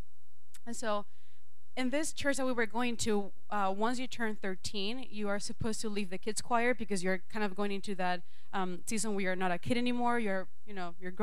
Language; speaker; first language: English; non-native, fluent; Spanish